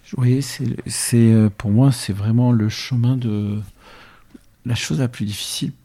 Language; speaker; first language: French; early bilingual, other home language; Arabic